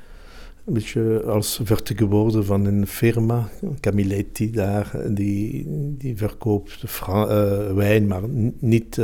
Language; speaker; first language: Dutch; non-native, local second language; Italian